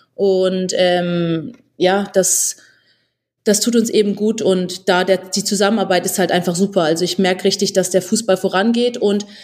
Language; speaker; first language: German; early bilingual, other home language; Albanian